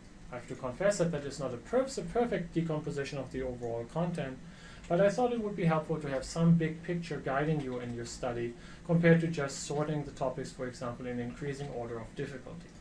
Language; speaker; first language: English; non-native, fluent; German